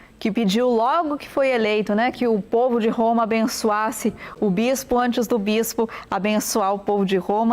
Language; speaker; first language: Portuguese; native; Portuguese